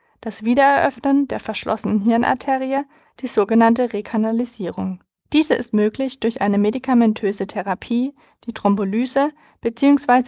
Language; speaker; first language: German; native; German